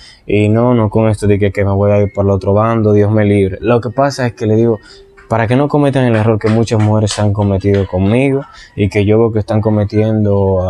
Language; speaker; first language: Spanish; native; Spanish